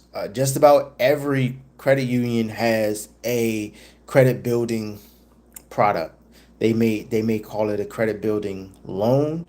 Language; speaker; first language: English; native; English